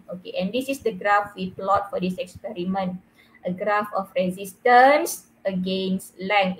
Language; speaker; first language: English; non-native, local second language; Malay